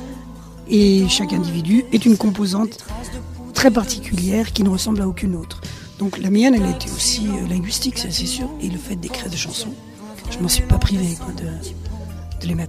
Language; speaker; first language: French; early bilingual, other home language; Spanish